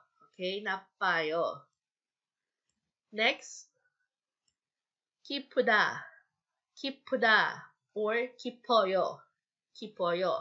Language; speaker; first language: Korean; non-native, fluent; Filipino